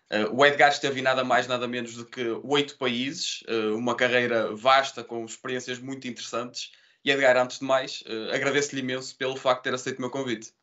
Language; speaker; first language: Portuguese; native; Portuguese